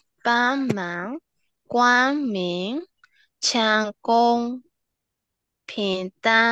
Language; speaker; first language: Chinese; non-native, learner; Burmese